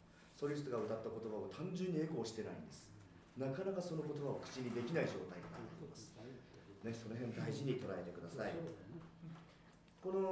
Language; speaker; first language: Japanese; native; Japanese